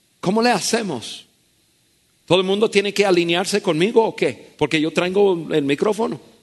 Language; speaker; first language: Spanish; non-native, fluent; English